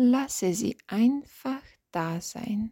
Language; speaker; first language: German; non-native, fluent; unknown